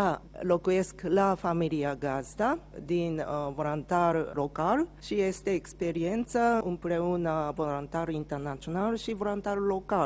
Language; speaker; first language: Romanian; non-native, learner; Japanese